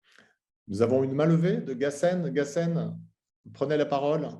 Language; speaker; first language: French; native; French